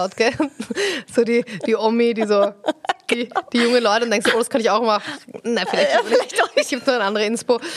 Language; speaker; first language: German; native; German